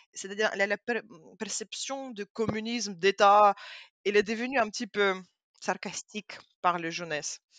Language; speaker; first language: French; non-native, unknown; Russian